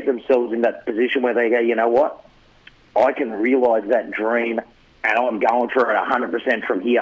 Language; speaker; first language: English; native; English